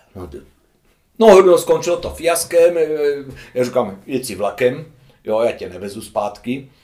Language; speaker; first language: Czech; native; Czech